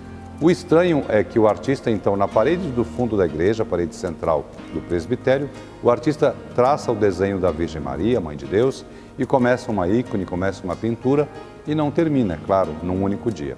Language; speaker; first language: Portuguese; native; Portuguese